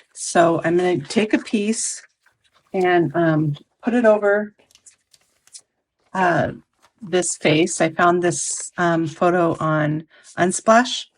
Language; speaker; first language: English; native; English